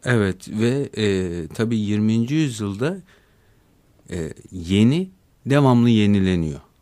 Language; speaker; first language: Turkish; native; Turkish